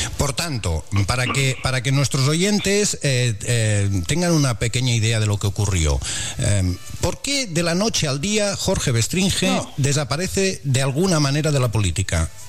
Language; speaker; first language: Spanish; non-native, local second language; Catalan